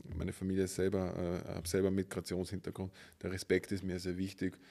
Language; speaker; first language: German; native; German